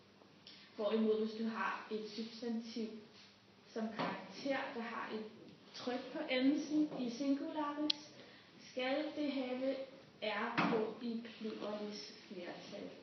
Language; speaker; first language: Danish; native; Danish